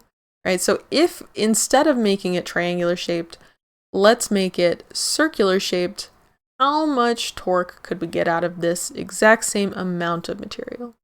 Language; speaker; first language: English; native; English